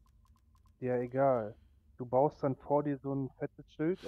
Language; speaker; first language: German; native; German